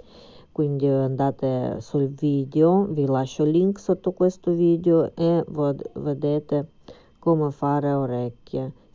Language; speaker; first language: Italian; non-native, fluent; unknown